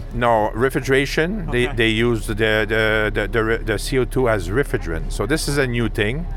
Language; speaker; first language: English; non-native, fluent; French